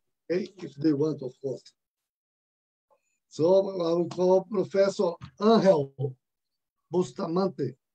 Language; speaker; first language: English; non-native, fluent; Portuguese